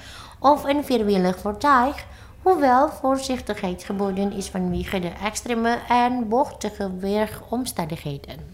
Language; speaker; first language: Dutch; non-native, fluent; Indonesian